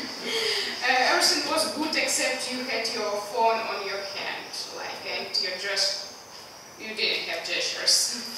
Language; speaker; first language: English; non-native, learner; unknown